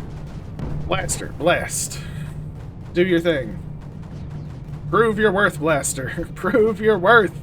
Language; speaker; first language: English; native; English